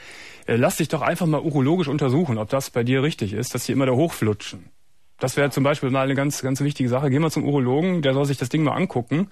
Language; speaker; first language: German; native; German